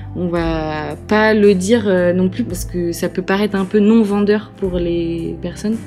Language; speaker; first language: French; native; French